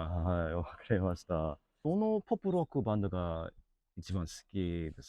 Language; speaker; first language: Japanese; non-native, learner; English